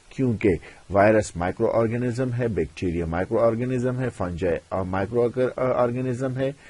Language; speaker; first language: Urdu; non-native, local second language; Pashto